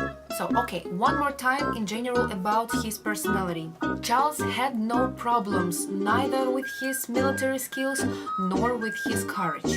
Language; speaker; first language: English; non-native, learner; Russian